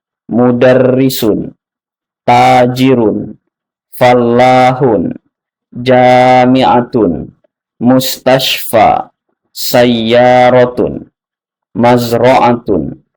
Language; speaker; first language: Arabic; non-native, fluent; Indonesian